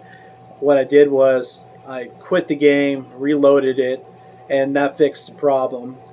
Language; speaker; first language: English; native; English